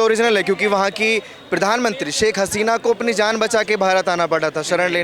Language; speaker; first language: Hindi; native; Hindi